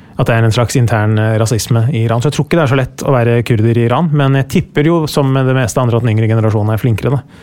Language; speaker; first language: Norwegian; early bilingual, other home language; Persian